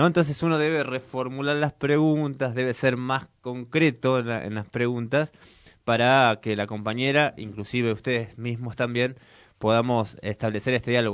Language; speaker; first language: Spanish; native; Spanish